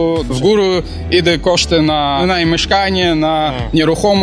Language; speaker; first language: Polish; non-native, learner; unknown